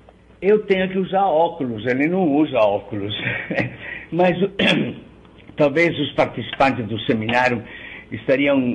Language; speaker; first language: Portuguese; non-native, fluent; Italian